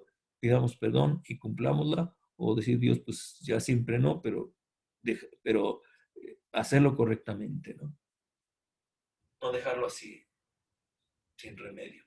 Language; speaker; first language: Spanish; native; Spanish